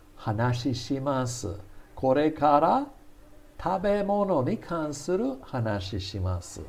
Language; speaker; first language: Japanese; non-native, fluent; English